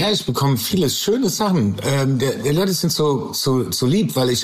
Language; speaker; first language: German; non-native, learner; English